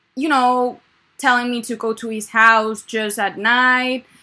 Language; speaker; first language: English; non-native, fluent; Spanish